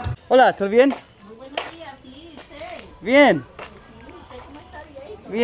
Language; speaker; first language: Spanish; non-native, learner; English